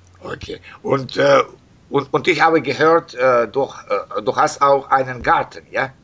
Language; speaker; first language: German; non-native, learner; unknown